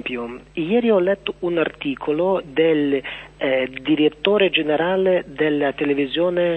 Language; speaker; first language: Italian; non-native, learner; Ukrainian